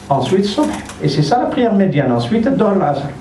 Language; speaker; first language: French; non-native, local second language; Arabic